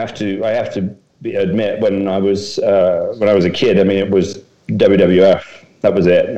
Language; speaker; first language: English; native; English